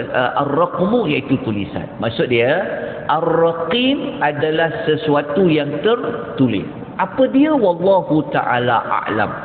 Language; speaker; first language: Malay; native; Malay